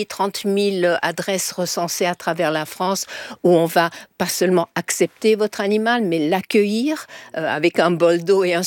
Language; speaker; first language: French; native; French